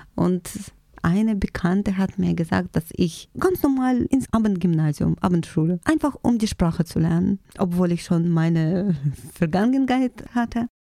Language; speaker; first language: German; non-native, fluent; Russian